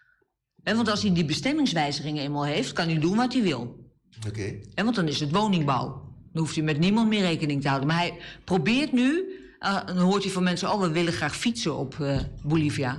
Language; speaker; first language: Dutch; native; Dutch